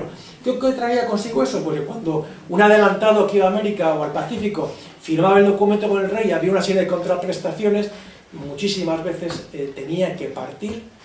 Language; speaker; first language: Spanish; native; Spanish